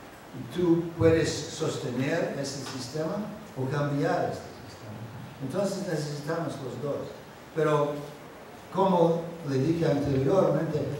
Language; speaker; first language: Spanish; non-native, fluent; English